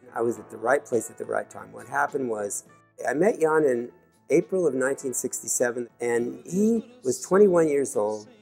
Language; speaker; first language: English; native; English